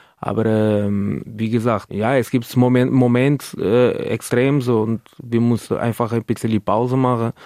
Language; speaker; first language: German; non-native, learner; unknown